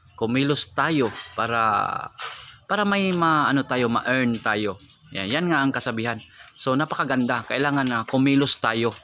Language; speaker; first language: Filipino; non-native, local second language; Cebuano